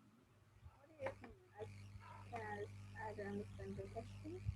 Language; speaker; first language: English; non-native, learner; Vietnamese